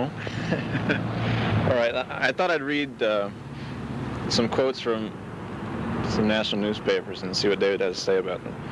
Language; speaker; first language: English; native; English